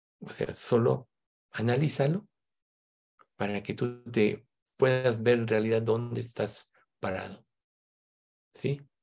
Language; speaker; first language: Spanish; native; Spanish